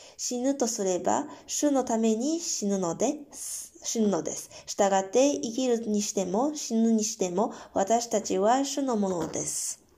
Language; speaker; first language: Japanese; non-native, fluent; Korean